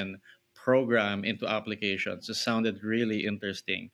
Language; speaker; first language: English; non-native, local second language; Filipino